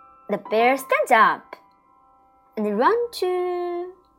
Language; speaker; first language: English; non-native, fluent; Chinese